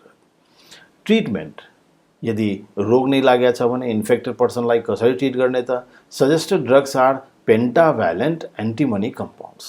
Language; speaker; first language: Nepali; native; Nepali